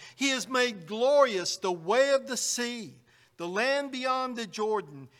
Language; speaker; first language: English; native; English